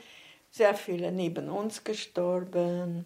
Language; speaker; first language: German; non-native, fluent; Hungarian